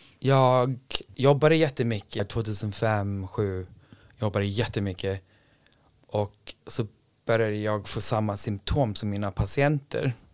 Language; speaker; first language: Swedish; non-native, fluent; English